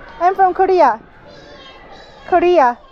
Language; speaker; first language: English; non-native, learner; Korean